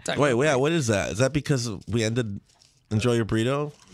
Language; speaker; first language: English; early bilingual, other home language; Spanish